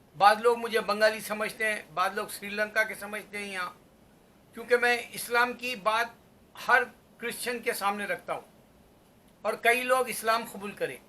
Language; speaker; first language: Urdu; native; Urdu